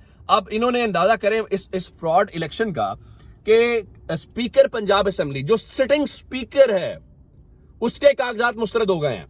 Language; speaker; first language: Urdu; native; Urdu